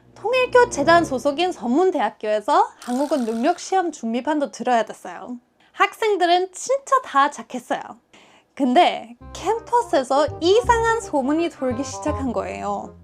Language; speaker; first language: Korean; non-native, fluent; German